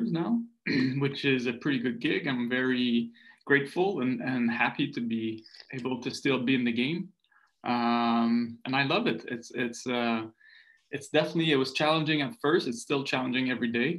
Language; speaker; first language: English; non-native, fluent; French